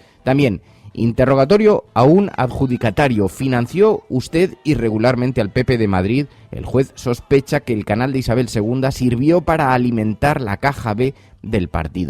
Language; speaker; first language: Spanish; native; Spanish